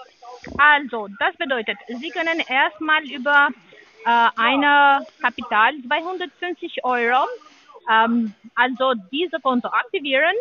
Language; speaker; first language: German; non-native, learner; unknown